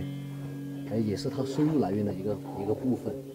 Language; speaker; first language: Chinese; native; Chinese